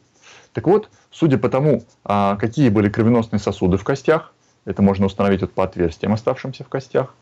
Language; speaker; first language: Russian; native; Russian